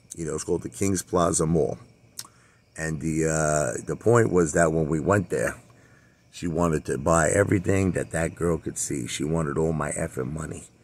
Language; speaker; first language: English; native; English